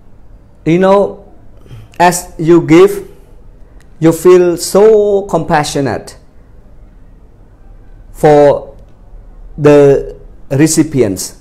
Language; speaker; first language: English; non-native, fluent; Khmer